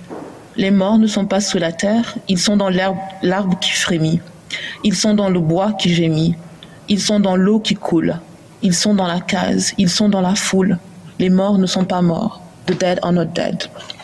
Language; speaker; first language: English; non-native, fluent; Wolof